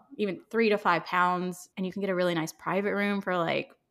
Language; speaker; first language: English; native; English